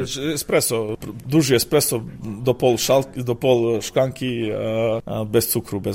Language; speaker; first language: Polish; non-native, fluent; Serbian